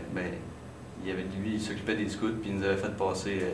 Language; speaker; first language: French; native; French